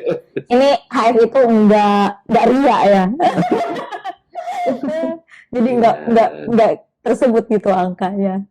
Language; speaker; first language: Indonesian; native; Indonesian